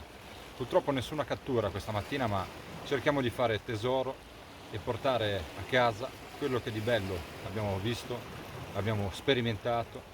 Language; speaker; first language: Italian; native; Italian